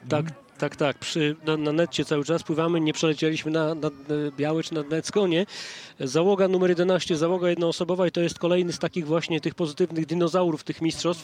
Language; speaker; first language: Polish; native; Polish